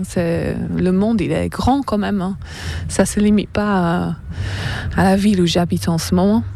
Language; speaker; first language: French; non-native, fluent; English